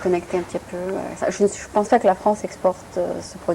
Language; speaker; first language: French; native; French